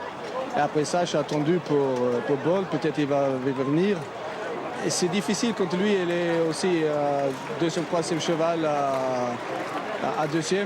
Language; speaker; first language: French; non-native, learner; Swedish